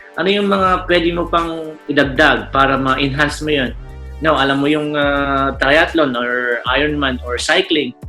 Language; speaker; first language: Filipino; native; Filipino